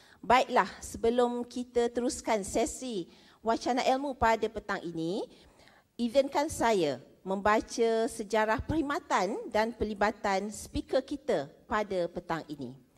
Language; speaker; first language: Malay; native; Malay